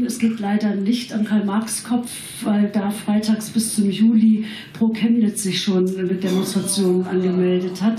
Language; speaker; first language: German; native; German